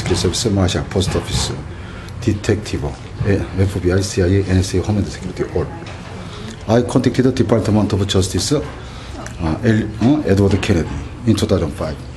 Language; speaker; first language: English; non-native, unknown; Korean